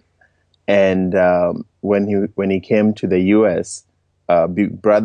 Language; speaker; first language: English; non-native, local second language; Luo (Kenya and Tanzania)